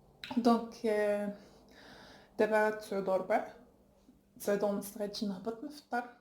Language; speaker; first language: Arabic; native; Arabic